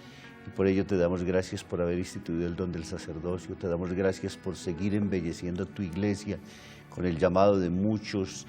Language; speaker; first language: Spanish; native; Spanish